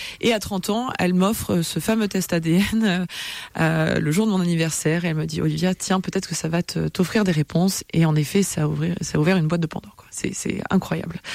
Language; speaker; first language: French; native; French